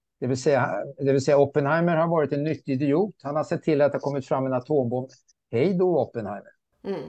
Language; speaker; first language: Swedish; early bilingual, other home language; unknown